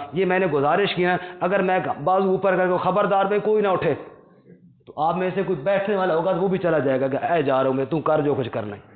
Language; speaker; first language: Urdu; non-native, local second language; Punjabi